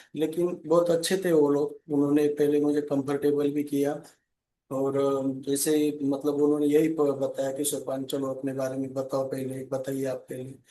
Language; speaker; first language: Hindi; non-native, local second language; Marathi